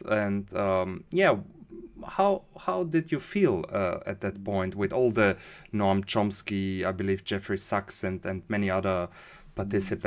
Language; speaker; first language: English; non-native, fluent; German